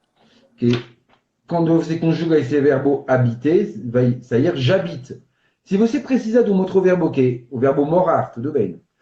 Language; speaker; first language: Portuguese; non-native, fluent; French